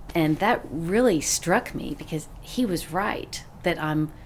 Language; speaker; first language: English; native; English